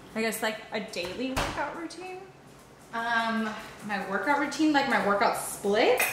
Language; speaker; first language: English; early bilingual, other home language; Spanish